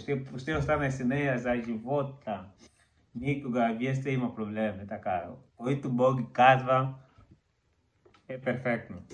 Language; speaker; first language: Bulgarian; non-native, learner; Portuguese